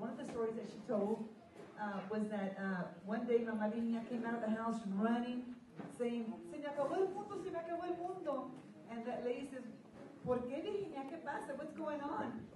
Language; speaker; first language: English; early bilingual, other home language; Spanish